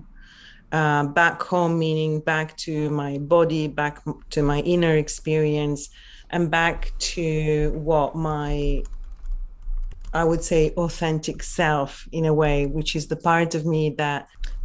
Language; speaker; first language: English; non-native, fluent; Italian